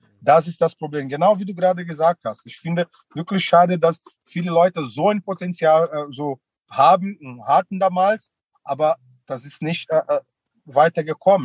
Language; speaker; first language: German; non-native, fluent; Portuguese